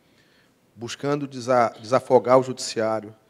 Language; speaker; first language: Portuguese; native; Portuguese